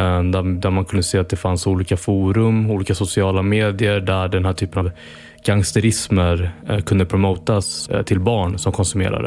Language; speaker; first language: Swedish; native; Swedish